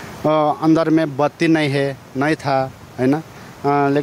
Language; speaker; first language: Hindi; non-native, learner; Nepali